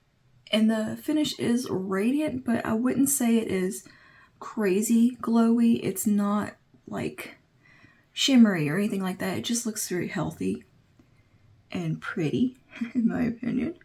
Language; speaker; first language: English; native; English